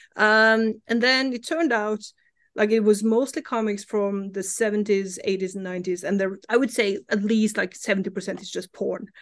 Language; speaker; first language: English; non-native, fluent; Norwegian